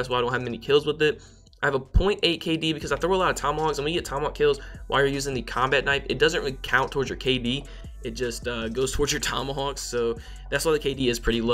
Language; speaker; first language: English; native; English